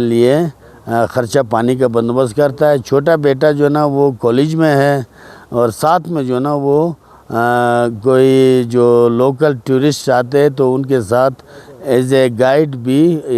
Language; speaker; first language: Urdu; non-native, local second language; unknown